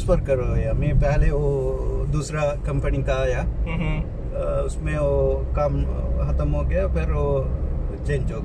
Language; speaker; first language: Hindi; non-native, learner; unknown